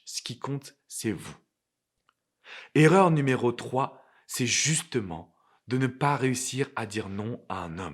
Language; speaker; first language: French; native; French